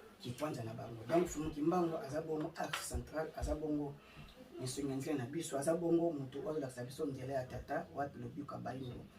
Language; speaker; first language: Lingala; non-native, local second language; Kongo